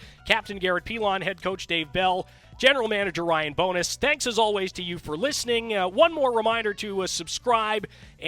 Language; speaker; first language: English; native; English